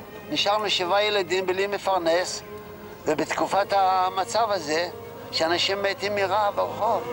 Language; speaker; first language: Hebrew; non-native, fluent; Yiddish